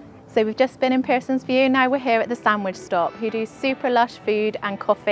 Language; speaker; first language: English; native; English